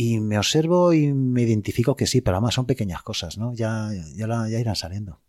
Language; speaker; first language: Spanish; native; Spanish